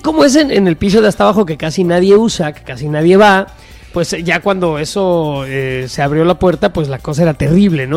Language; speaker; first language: Spanish; native; Spanish